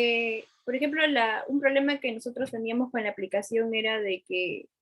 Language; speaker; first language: Spanish; native; Spanish